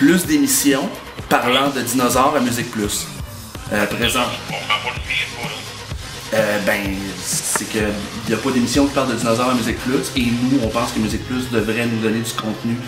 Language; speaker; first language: French; native; French